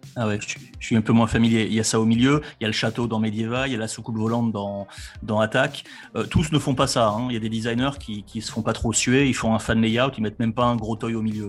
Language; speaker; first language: French; native; French